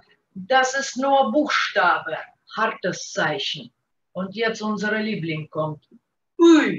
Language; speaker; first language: German; non-native, fluent; Russian